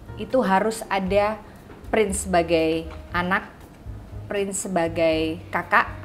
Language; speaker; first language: Indonesian; native; Indonesian